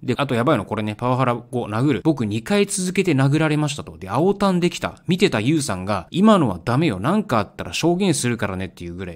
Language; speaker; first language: Japanese; native; Japanese